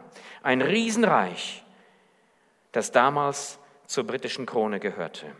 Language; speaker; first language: German; native; German